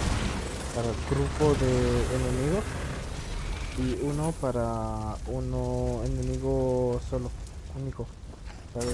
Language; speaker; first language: Spanish; non-native, learner; French